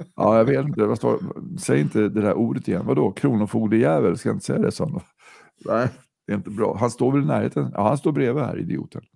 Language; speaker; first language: Swedish; native; Swedish